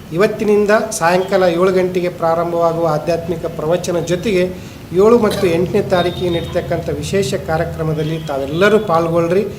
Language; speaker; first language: Kannada; native; Kannada